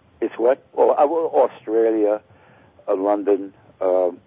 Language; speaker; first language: English; native; English